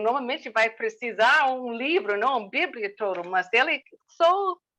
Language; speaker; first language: Portuguese; non-native, learner; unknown